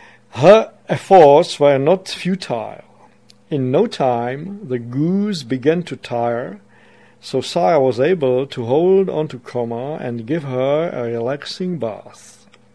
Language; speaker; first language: English; non-native, fluent; Czech